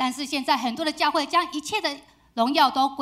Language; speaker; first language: Chinese; native; Chinese